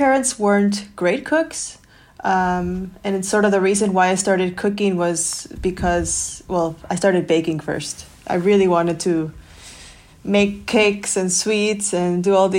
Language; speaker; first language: English; native; English